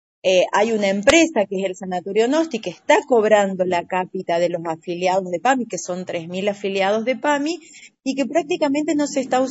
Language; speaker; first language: Spanish; native; Spanish